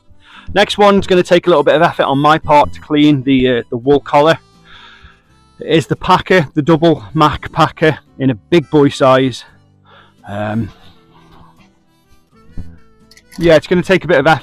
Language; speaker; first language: English; native; English